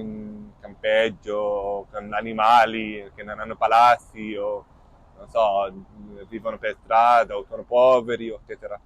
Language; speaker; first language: Italian; non-native, fluent; Arabic